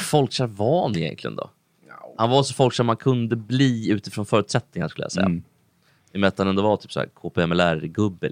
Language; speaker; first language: Swedish; native; Swedish